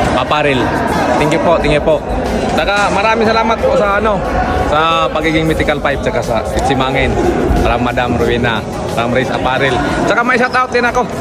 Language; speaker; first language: Filipino; non-native, local second language; Cebuano